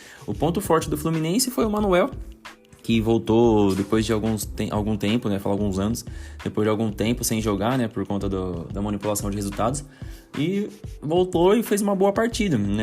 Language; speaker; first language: Portuguese; native; Portuguese